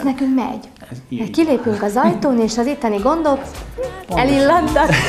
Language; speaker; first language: Hungarian; native; Hungarian